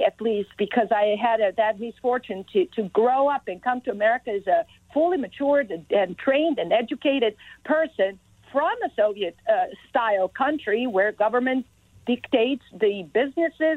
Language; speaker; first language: English; non-native, fluent; Serbian